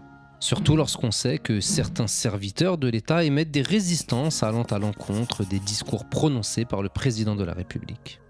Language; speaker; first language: French; native; French